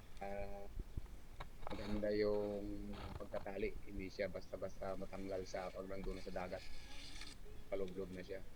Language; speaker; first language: Filipino; native; Filipino